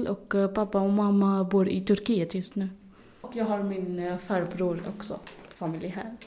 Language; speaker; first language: Swedish; non-native, fluent; Arabic